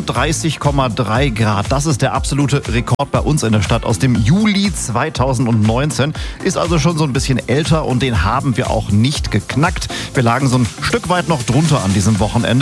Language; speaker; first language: German; native; German